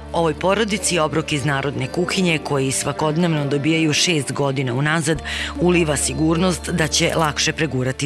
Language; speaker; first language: Serbian; native; Serbian